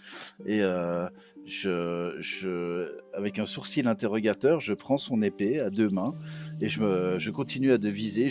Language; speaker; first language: French; native; French